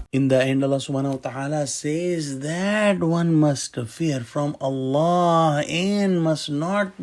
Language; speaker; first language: English; non-native, local second language; Urdu